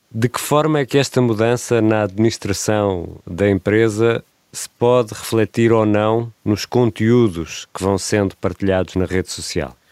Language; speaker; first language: Portuguese; native; Portuguese